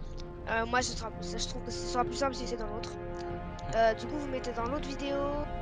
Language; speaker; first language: French; native; French